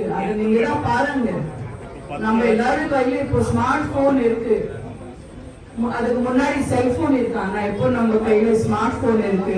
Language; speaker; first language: Tamil; non-native, fluent; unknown